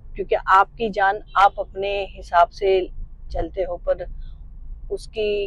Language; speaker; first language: Hindi; non-native, local second language; Marathi